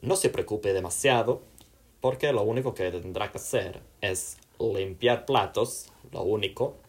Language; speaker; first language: Spanish; non-native, local second language; Catalan